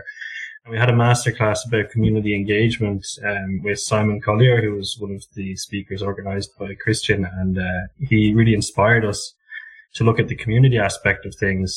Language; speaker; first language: English; native; English